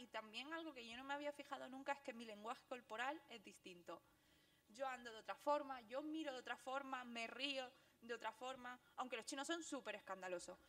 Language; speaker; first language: Spanish; early bilingual, other home language; Chinese